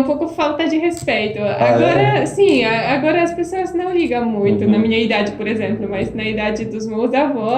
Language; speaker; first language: Portuguese; non-native, fluent; Polish